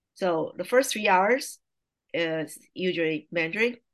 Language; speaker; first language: English; non-native, fluent; Chinese